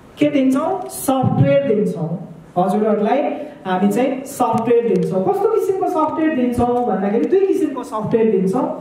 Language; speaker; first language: Nepali; native; Nepali